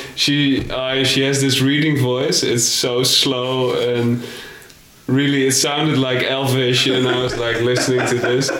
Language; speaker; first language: English; non-native, fluent; Dutch